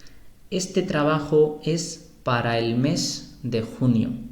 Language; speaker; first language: Spanish; non-native, fluent; Urdu